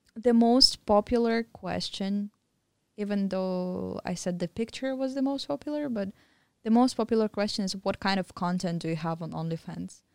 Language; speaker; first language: English; non-native, fluent; Russian